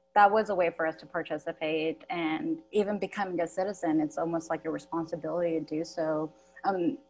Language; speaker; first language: English; native; English